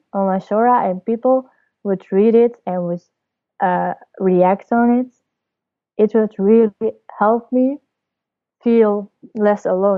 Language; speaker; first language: English; non-native, fluent; Dutch